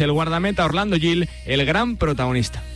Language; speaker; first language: Spanish; native; Spanish